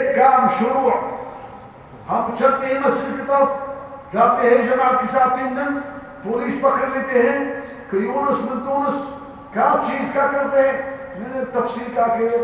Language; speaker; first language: Urdu; non-native, learner; Arabic